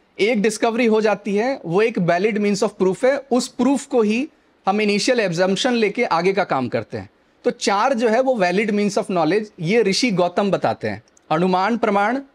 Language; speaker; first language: Hindi; native; Hindi